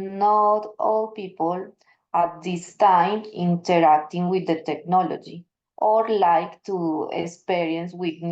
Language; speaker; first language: English; non-native, learner; Spanish